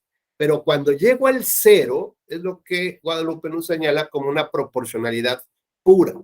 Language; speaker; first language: Spanish; native; Spanish